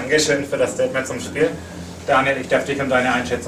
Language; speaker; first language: German; native; German